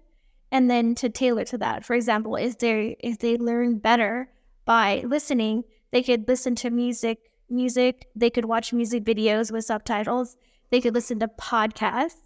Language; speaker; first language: English; native; English